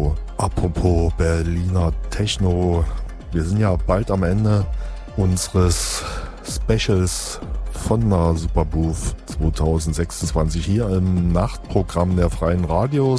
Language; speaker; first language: German; native; German